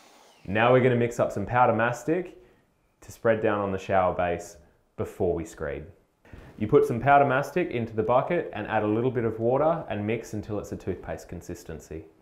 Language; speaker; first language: English; native; English